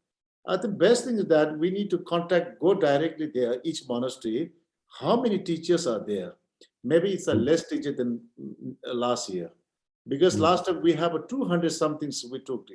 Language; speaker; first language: English; non-native, learner; Tibetan